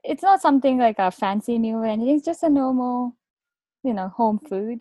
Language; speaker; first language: English; non-native, fluent; Japanese